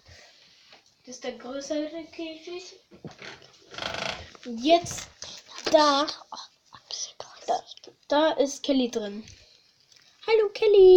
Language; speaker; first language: German; early bilingual, other home language; Hungarian